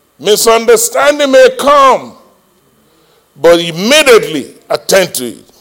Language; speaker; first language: English; non-native, local second language; Yoruba